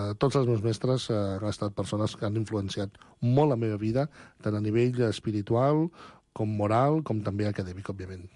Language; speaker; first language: Catalan; early bilingual, other home language; Spanish